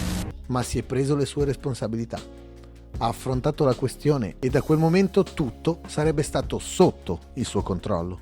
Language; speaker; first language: Italian; native; Italian